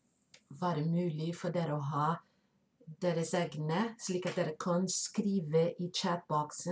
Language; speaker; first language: Norwegian; non-native, fluent; Spanish